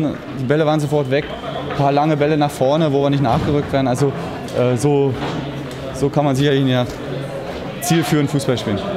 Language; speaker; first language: German; native; German